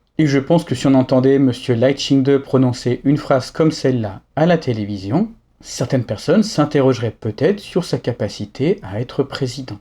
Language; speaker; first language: French; native; French